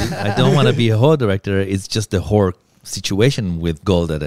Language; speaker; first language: English; non-native, fluent; Hebrew